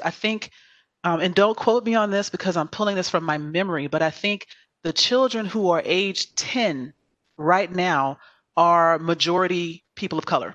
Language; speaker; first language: English; native; English